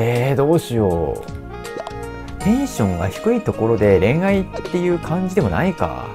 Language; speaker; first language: Japanese; native; Japanese